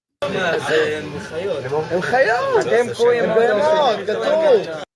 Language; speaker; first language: Hebrew; native; Hebrew